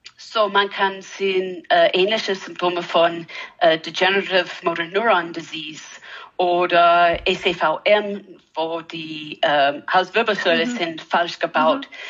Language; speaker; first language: German; non-native, learner; English